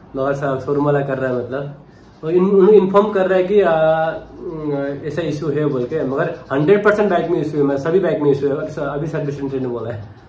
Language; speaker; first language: Hindi; non-native, local second language; Nepali